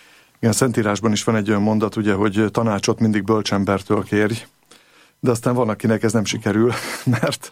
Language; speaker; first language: Hungarian; native; Hungarian